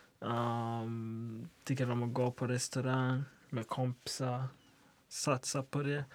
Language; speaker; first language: Swedish; non-native, local second language; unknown